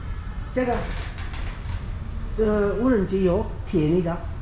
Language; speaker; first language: Chinese; non-native, learner; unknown